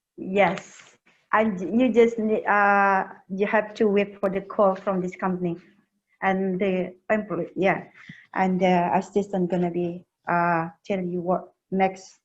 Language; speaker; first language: English; non-native, learner; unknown